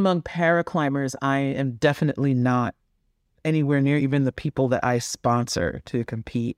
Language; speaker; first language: English; native; English